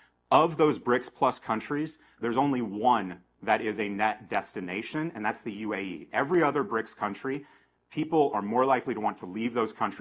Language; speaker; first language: English; native; English